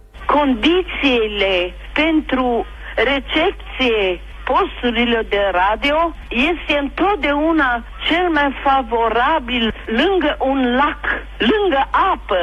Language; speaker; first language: Romanian; non-native, local second language; German